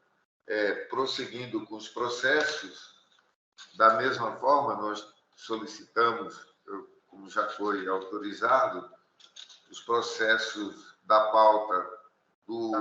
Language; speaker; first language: Portuguese; native; Portuguese